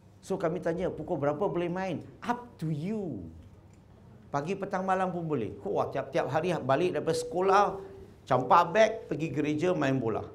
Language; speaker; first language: Malay; non-native, local second language; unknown